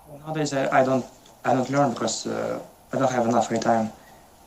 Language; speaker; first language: English; non-native, learner; Russian